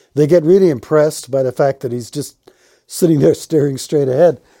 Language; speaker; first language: English; native; English